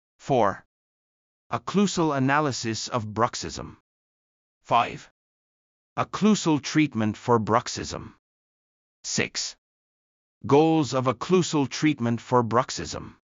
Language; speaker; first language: English; non-native, fluent; Japanese